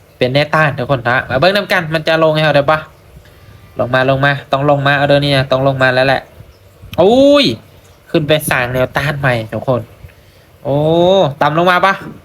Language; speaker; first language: Thai; non-native, local second language; Lao